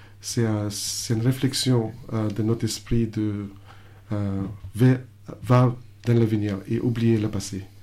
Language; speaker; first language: French; non-native, fluent; Hiligaynon